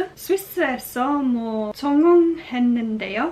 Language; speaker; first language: Korean; non-native, learner; English